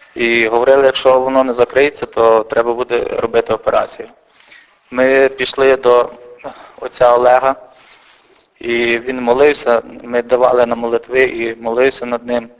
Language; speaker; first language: Ukrainian; native; Ukrainian